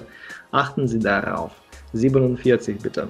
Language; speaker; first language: German; non-native, fluent; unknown